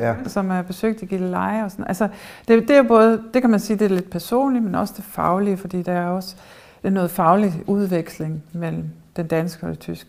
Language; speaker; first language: Danish; early bilingual, heritage; German